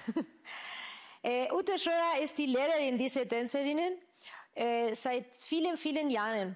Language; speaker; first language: German; non-native, fluent; Spanish